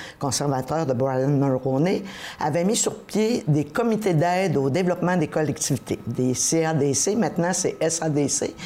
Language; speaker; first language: French; native; French